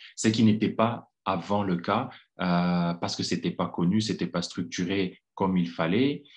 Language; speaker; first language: French; non-native, local second language; Kinyarwanda